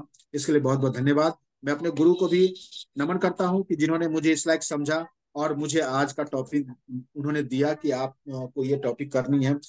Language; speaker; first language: Hindi; native; Hindi